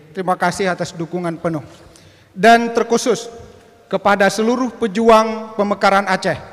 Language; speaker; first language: Indonesian; non-native, local second language; Achinese